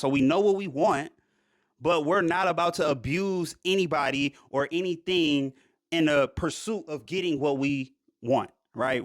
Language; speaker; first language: English; native; English